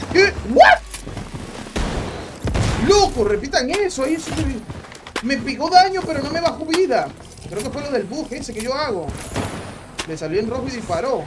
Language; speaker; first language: Spanish; native; Spanish